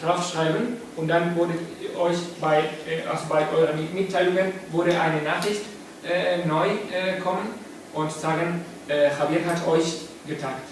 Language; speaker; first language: German; non-native, fluent; Spanish